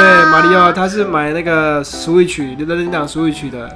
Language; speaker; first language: Chinese; native; Chinese